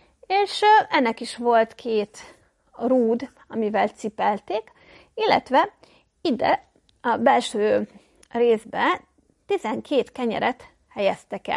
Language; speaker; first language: Hungarian; native; Hungarian